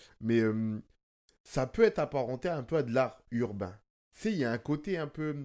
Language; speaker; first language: French; native; French